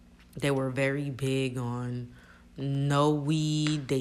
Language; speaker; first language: English; early bilingual, other home language; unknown